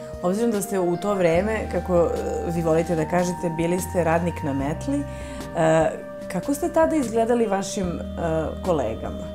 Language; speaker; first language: Serbian; native; Serbian